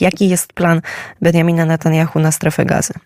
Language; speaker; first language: Polish; native; Polish